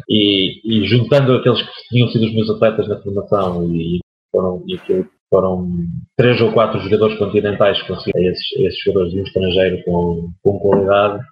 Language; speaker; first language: Portuguese; native; Portuguese